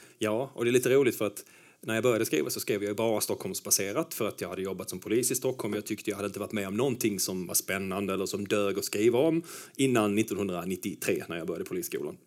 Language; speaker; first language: Swedish; native; Swedish